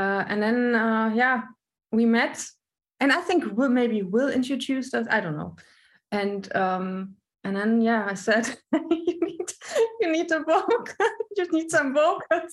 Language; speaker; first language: English; non-native, fluent; German